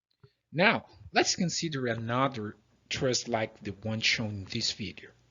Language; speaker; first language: English; non-native, fluent; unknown